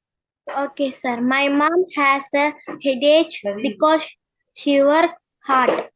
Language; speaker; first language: English; non-native, learner; Tamil